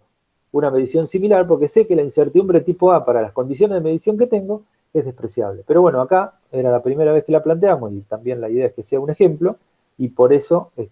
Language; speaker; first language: Spanish; native; Spanish